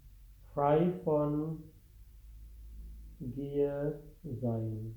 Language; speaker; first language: German; non-native, fluent; Sinhala